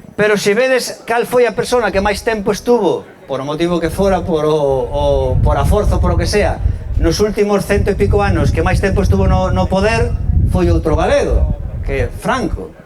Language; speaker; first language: Galician; non-native, local second language; Spanish